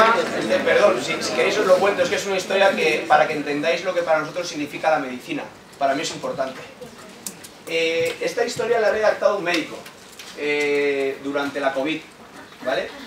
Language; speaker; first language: Spanish; native; Spanish